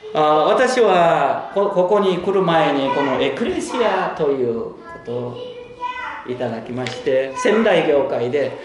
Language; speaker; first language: Japanese; non-native, fluent; Korean